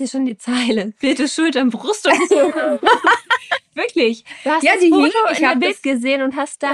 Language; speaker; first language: German; native; German